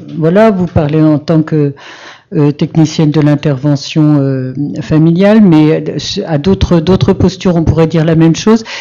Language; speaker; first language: French; native; French